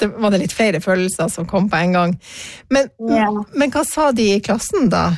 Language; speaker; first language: Norwegian; native; Norwegian